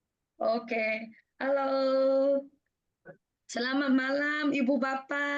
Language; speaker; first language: Indonesian; non-native, fluent; Malay